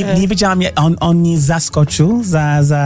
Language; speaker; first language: Polish; non-native, learner; English